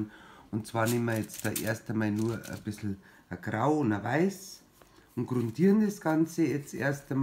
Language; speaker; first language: German; native; German